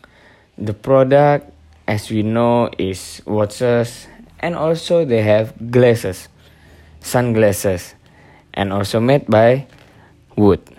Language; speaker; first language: English; non-native, learner; Indonesian